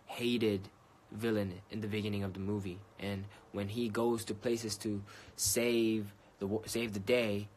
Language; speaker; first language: English; early bilingual, other home language; Korean